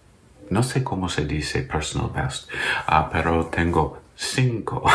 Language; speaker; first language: Spanish; non-native, learner; English